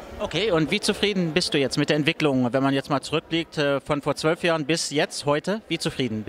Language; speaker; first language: German; native; German